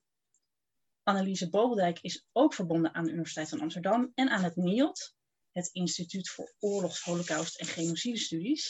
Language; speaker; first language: Dutch; native; Dutch